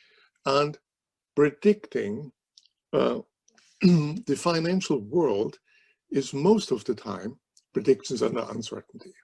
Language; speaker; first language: English; non-native, fluent; German